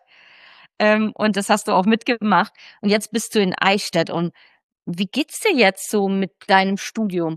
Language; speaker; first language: German; native; German